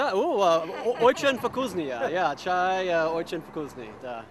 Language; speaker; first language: Russian; non-native, learner; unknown